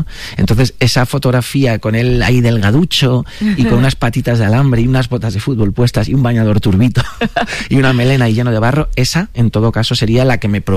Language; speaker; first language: Spanish; native; Spanish